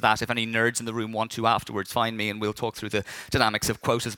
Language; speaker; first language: English; native; English